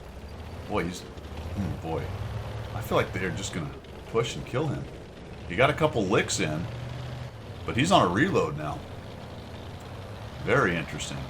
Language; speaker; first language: English; native; English